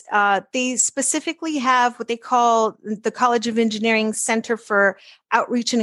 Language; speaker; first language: English; early bilingual, other home language; Portuguese